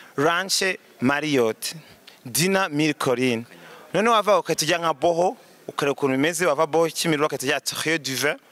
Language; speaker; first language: Kinyarwanda; early bilingual, heritage; Kinyarwanda